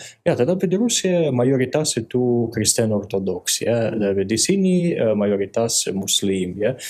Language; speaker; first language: Indonesian; non-native, fluent; Russian